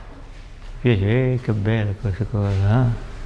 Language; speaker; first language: Italian; non-native, learner; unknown